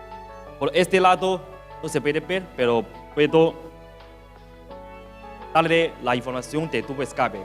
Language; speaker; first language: Spanish; non-native, learner; Chinese